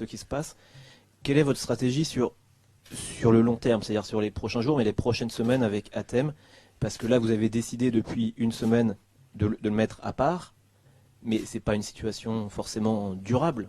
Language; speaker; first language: French; native; French